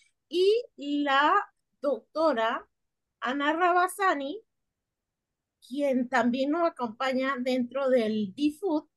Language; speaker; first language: Spanish; native; Spanish